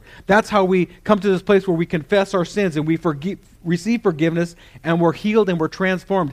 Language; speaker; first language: English; native; English